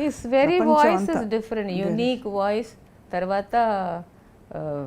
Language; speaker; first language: Telugu; non-native, local second language; Tamil